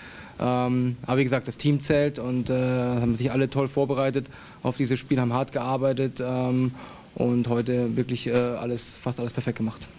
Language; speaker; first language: German; native; German